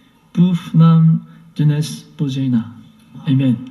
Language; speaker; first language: Czech; non-native, learner; Korean